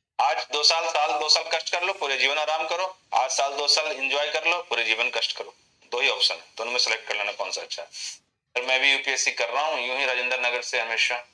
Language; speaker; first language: Hindi; native; Hindi